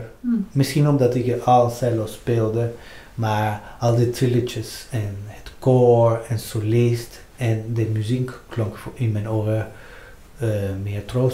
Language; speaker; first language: Dutch; non-native, fluent; Spanish